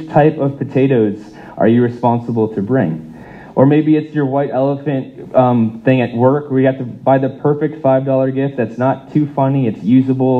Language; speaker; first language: English; native; English